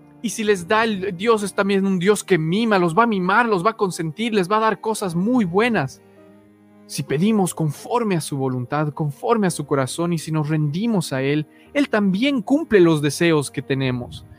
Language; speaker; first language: Spanish; native; Spanish